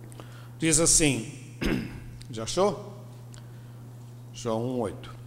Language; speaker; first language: Portuguese; native; Portuguese